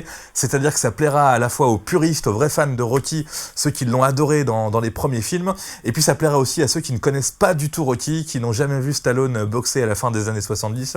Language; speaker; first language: French; native; French